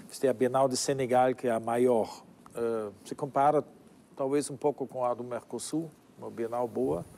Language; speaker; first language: Portuguese; non-native, fluent; German